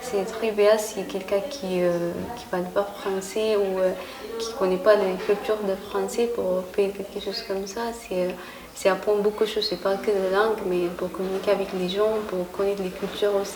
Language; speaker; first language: French; non-native, learner; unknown